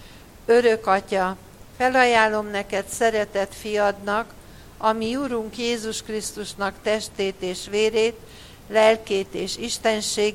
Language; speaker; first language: Hungarian; native; Hungarian